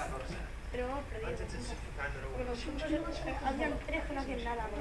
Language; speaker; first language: Spanish; native; Spanish